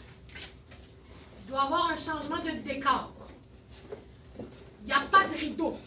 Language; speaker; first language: French; native; French